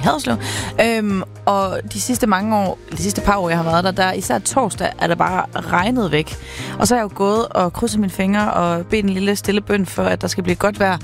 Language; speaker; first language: Danish; native; Danish